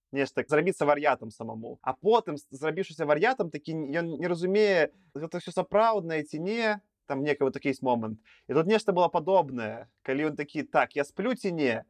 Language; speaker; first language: Belarusian; non-native, local second language; Russian